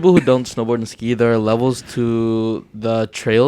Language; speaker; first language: English; native; English